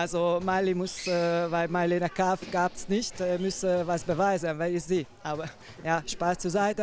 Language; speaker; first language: German; non-native, fluent; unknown